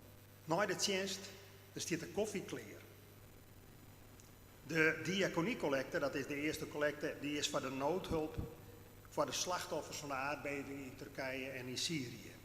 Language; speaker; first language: Dutch; non-native, local second language; Western Frisian